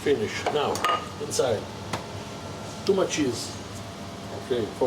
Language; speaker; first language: English; non-native, learner; Italian